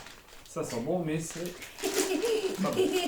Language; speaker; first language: French; native; French